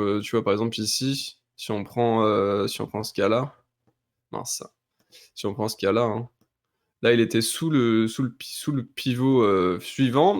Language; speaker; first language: French; native; French